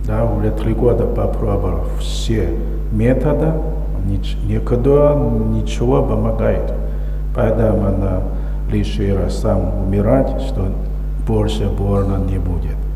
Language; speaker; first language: Russian; non-native, learner; Chinese